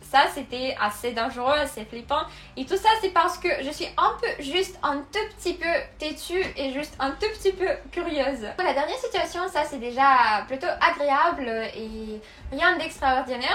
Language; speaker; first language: French; non-native, fluent; Russian